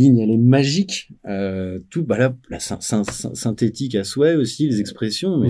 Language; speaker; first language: French; native; French